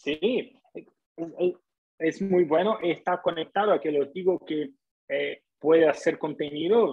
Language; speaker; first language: Spanish; non-native, fluent; Portuguese